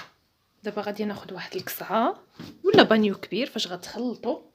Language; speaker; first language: Arabic; native; Arabic